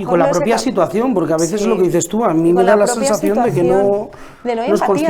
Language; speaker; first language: Spanish; native; Spanish